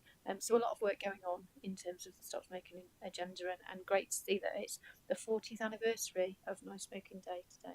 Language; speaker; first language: English; native; English